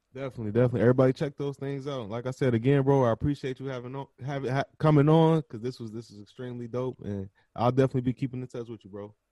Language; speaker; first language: English; native; English